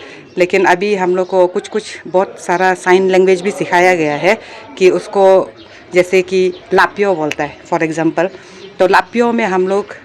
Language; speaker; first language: Hindi; non-native, local second language; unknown